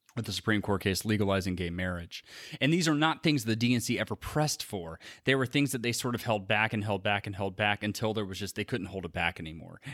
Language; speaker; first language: English; native; English